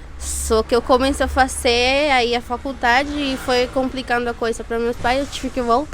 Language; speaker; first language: Portuguese; non-native, fluent; Spanish